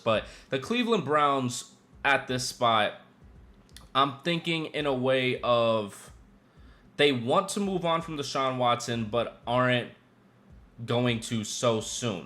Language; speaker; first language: English; native; English